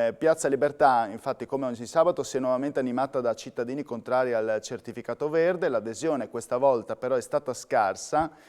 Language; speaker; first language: Italian; native; Italian